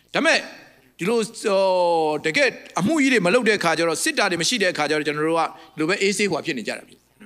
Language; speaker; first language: Burmese; non-native, local second language; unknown